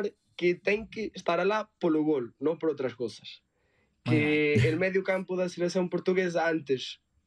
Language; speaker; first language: Spanish; non-native, learner; Portuguese